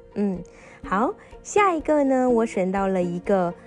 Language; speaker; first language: Chinese; non-native, fluent; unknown